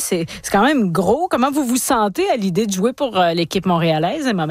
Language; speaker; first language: French; native; French